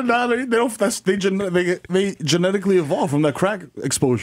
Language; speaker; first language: English; early bilingual, other home language; Spanish